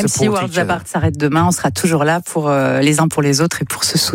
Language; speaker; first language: French; native; French